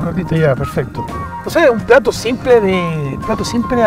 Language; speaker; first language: Spanish; native; Spanish